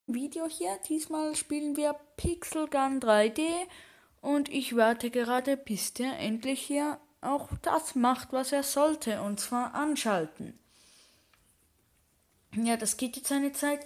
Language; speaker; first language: German; native; German